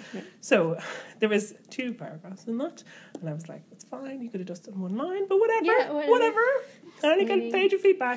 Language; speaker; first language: English; native; English